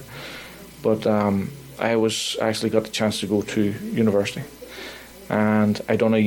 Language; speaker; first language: English; native; English